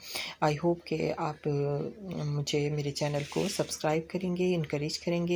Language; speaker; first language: Hindi; non-native, local second language; Punjabi